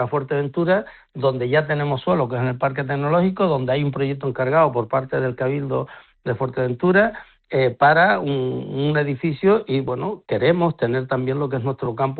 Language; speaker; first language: Spanish; native; Spanish